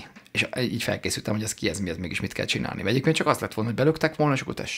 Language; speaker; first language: Hungarian; native; Hungarian